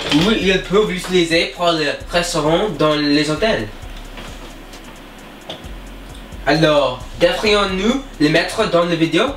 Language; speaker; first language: French; non-native, learner; English